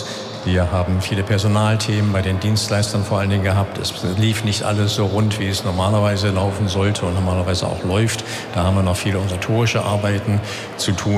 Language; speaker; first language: German; native; German